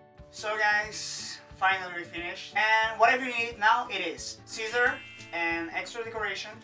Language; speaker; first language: English; non-native, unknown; Portuguese